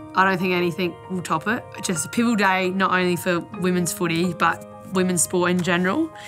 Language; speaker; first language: English; native; English